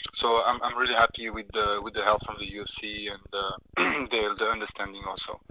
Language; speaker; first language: English; non-native, fluent; French